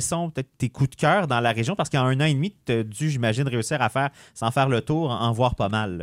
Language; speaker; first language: French; native; French